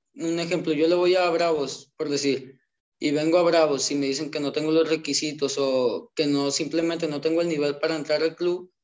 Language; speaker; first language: Spanish; native; Spanish